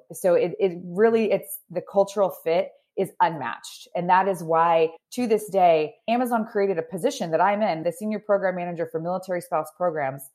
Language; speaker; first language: English; native; English